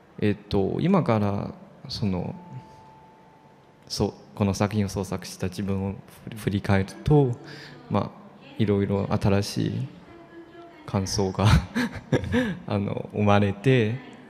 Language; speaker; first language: Japanese; non-native, fluent; Chinese